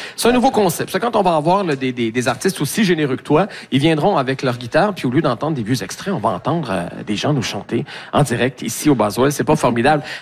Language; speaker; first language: French; native; French